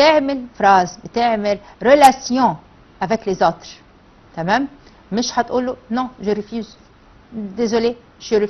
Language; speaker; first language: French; non-native, fluent; Arabic